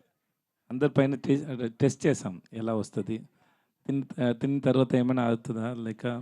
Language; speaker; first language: Telugu; non-native, learner; Tamil